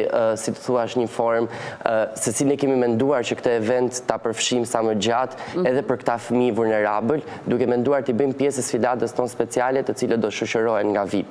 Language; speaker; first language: Albanian; native; Albanian